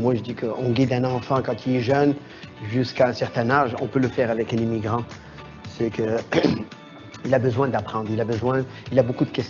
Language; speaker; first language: French; non-native, local second language; Arabic